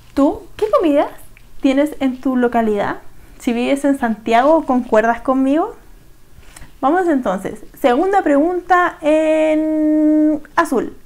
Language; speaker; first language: Spanish; native; Spanish